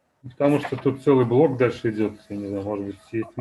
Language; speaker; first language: Russian; native; Russian